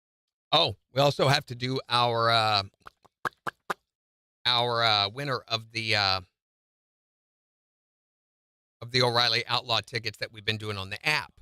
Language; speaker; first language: English; native; English